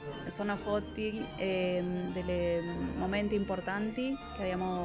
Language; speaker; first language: Italian; non-native, fluent; Spanish